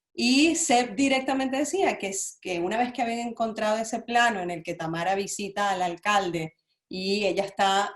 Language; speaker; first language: Spanish; native; Spanish